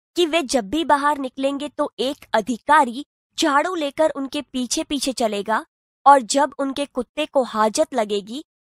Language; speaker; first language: Hindi; non-native, local second language; Gujarati